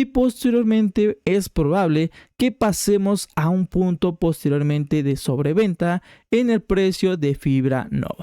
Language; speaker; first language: Spanish; native; Spanish